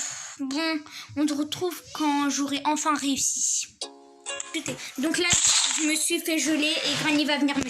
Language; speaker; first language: French; native; French